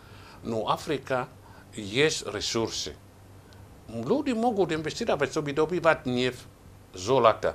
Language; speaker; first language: Russian; non-native, learner; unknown